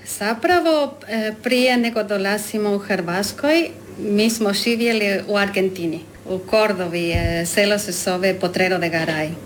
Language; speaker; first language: Croatian; non-native, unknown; Spanish